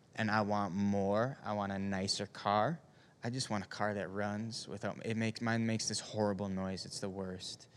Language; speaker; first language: English; native; English